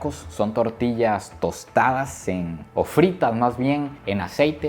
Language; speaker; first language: Spanish; native; Spanish